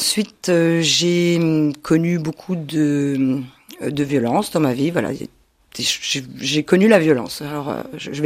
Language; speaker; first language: French; native; French